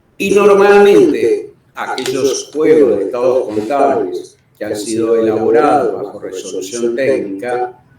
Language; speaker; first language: Spanish; native; Spanish